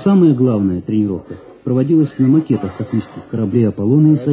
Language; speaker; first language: Russian; native; Russian